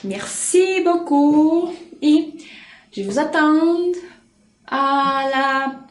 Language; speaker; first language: French; non-native, fluent; Portuguese